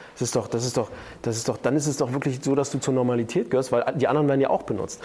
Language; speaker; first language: German; early bilingual, other home language; Turkish